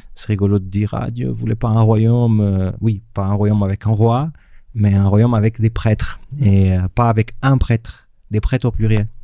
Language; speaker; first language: French; non-native, fluent; Portuguese